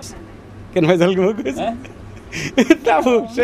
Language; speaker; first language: Portuguese; non-native, learner; Bangla